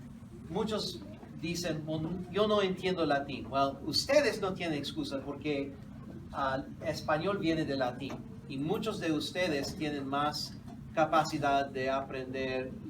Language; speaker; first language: Spanish; non-native, fluent; English